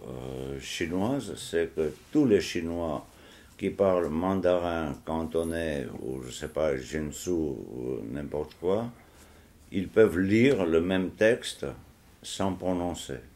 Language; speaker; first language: French; non-native, fluent; Georgian